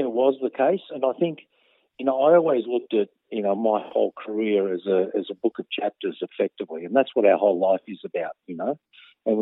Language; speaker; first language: English; native; English